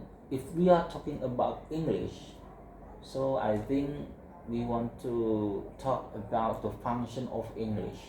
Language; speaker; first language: English; non-native, learner; Indonesian